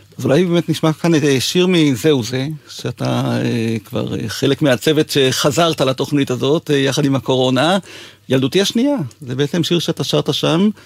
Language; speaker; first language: Hebrew; native; Hebrew